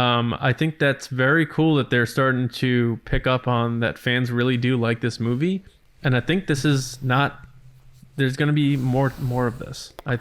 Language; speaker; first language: English; native; English